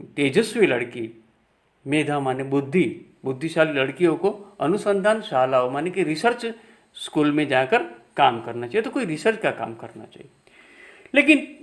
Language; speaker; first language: Hindi; non-native, local second language; Gujarati